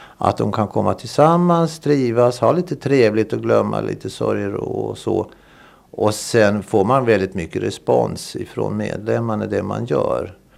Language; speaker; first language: Swedish; native; Swedish